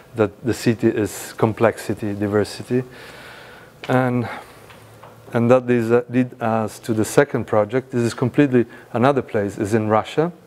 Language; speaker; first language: English; non-native, fluent; Italian